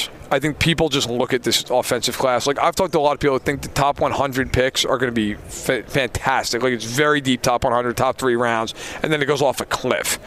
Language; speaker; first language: English; native; English